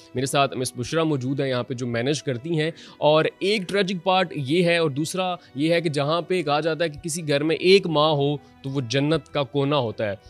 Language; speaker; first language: Urdu; native; Urdu